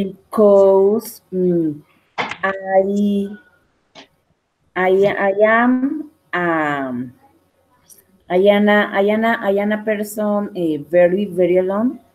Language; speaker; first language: English; non-native, learner; Spanish